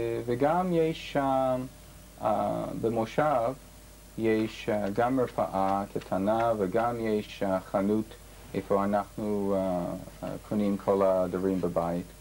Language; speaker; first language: Hebrew; non-native, learner; English